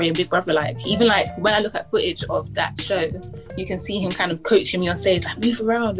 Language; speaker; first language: English; native; English